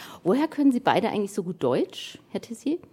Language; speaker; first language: German; native; German